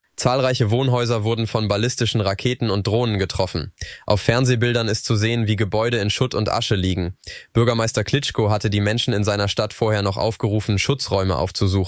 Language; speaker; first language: German; native; German